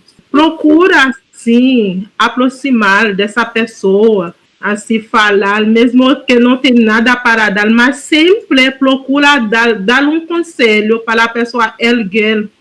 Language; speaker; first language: Portuguese; non-native, fluent; Haitian Creole